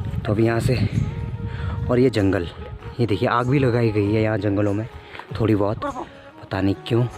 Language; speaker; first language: Hindi; non-native, local second language; Garhwali